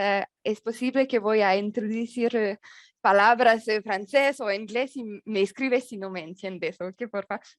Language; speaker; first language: Spanish; non-native, learner; French